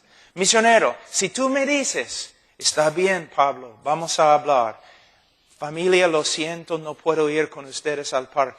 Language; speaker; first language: Spanish; non-native, fluent; English